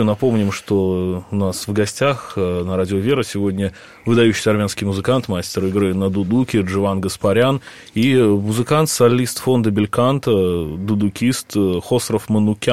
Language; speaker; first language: Russian; native; Russian